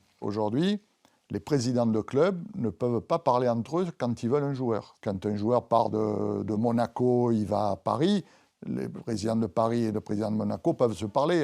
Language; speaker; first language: French; native; French